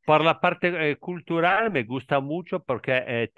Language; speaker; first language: Spanish; non-native, learner; Italian